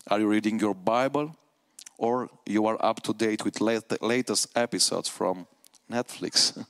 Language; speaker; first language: English; non-native, fluent; Romanian